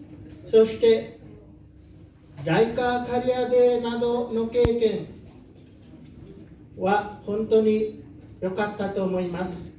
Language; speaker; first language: Japanese; non-native, learner; Samoan